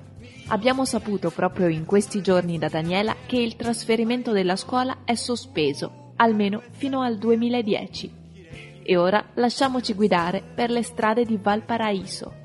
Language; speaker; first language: Italian; native; Italian